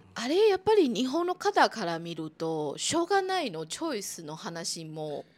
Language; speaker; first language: Japanese; non-native, fluent; Chinese